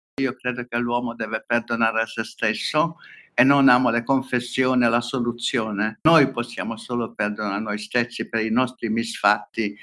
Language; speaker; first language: Italian; non-native, fluent; Hungarian